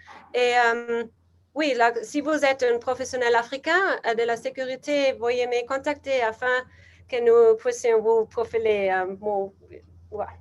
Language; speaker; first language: French; non-native, learner; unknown